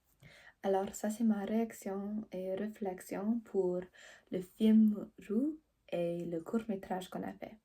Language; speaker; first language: French; non-native, learner; English